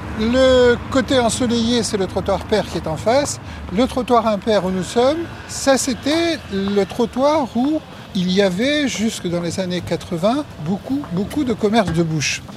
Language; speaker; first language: French; native; French